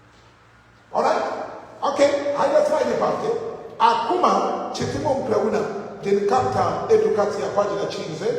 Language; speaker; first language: Romanian; non-native, learner; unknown